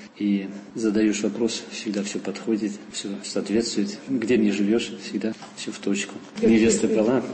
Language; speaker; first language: Russian; non-native, fluent; Dutch